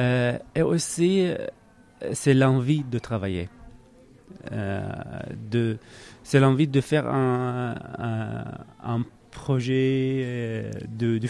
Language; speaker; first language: French; non-native, learner; Arabic